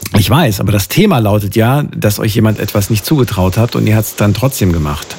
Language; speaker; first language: German; native; German